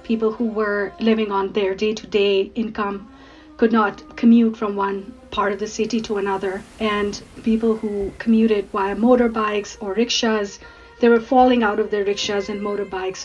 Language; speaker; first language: English; non-native, local second language; Urdu